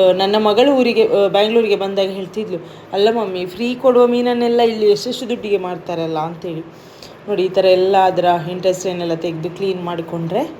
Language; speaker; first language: Kannada; non-native, local second language; Tulu